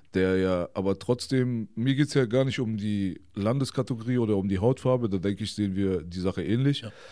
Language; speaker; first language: German; early bilingual, other home language; Persian